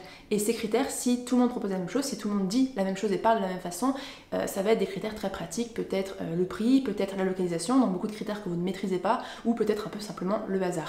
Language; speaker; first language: French; native; French